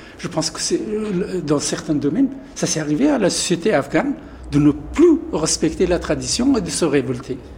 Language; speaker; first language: French; non-native, fluent; Pashto